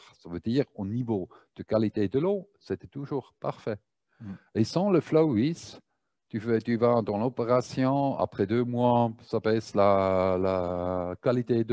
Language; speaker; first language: French; non-native, fluent; German